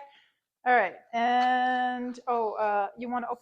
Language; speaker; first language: English; native; English